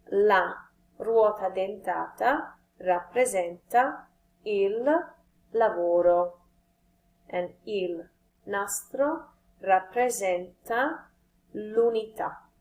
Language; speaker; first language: Italian; non-native, fluent; English